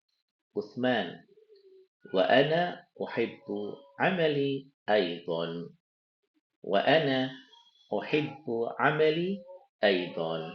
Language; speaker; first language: Arabic; non-native, fluent; Indonesian